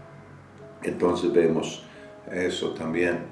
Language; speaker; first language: Spanish; non-native, fluent; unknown